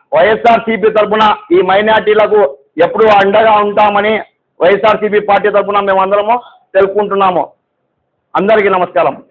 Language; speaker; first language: Telugu; non-native, local second language; Urdu